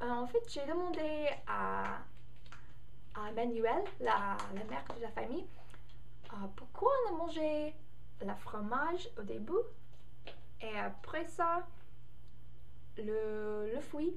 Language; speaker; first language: French; non-native, learner; English